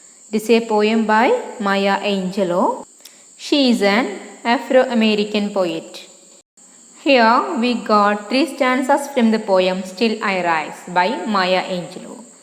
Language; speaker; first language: English; non-native, local second language; Malayalam